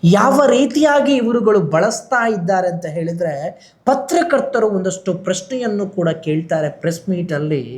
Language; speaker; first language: Kannada; non-native, local second language; Tulu